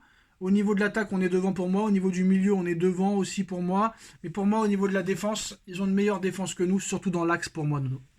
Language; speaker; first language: French; native; French